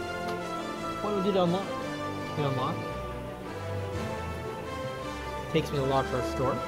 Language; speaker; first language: English; native; English